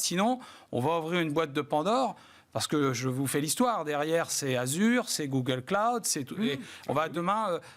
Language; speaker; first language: French; native; French